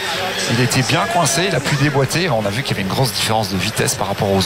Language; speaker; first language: French; native; French